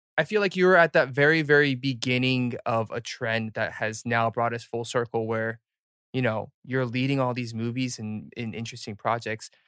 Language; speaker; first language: English; early bilingual, other home language; Korean